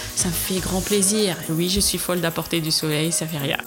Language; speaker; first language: French; non-native, local second language; Arabic